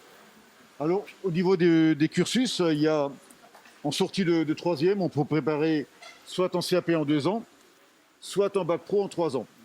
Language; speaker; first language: French; native; French